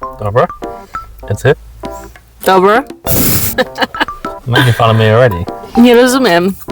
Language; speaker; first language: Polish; non-native, learner; English